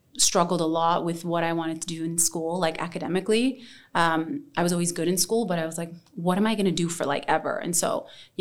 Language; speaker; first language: English; native; English